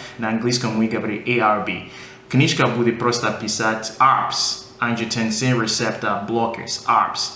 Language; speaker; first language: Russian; non-native, fluent; English